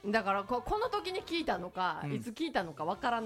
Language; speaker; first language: Japanese; native; Japanese